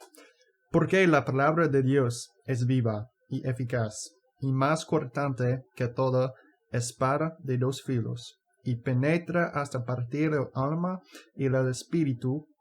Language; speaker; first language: Spanish; non-native, fluent; English